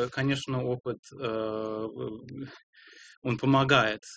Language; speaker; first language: Russian; non-native, fluent; English